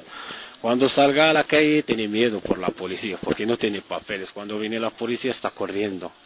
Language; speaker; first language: Spanish; non-native, learner; Arabic